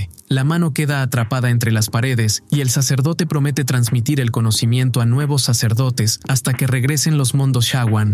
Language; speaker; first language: Spanish; native; Spanish